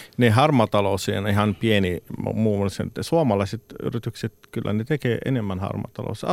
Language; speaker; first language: Finnish; non-native, fluent; Arabic